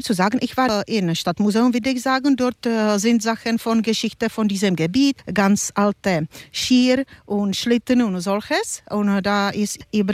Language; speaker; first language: German; non-native, fluent; Czech